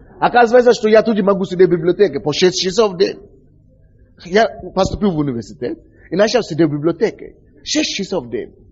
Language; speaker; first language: Russian; non-native, fluent; Yoruba